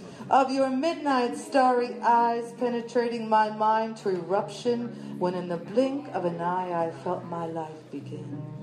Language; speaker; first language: English; early bilingual, other home language; Spanish